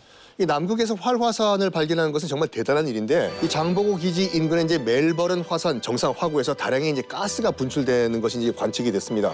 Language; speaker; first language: Korean; native; Korean